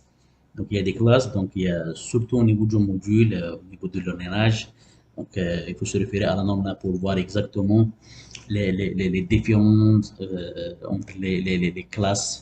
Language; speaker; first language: French; non-native, local second language; Arabic